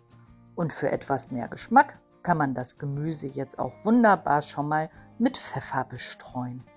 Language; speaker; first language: German; native; German